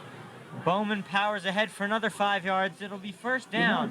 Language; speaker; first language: English; native; English